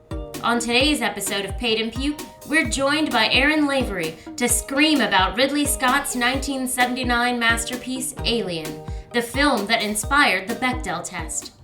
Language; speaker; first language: English; native; English